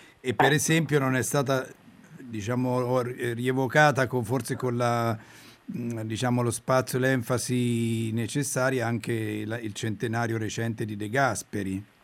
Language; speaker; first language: Italian; native; Italian